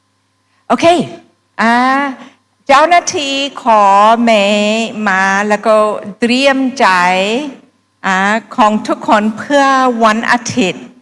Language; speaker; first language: Thai; non-native, fluent; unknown